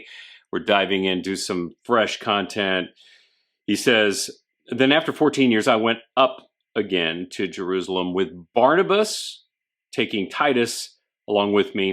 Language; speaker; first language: English; native; English